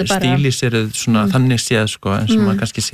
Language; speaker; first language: Icelandic; native; Icelandic